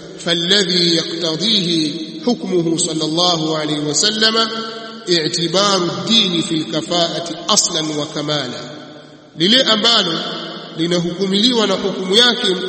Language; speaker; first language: Swahili; native; Swahili